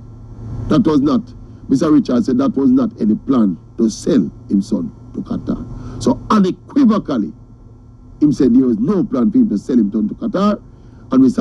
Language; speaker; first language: English; non-native, local second language; Jamaican Creole English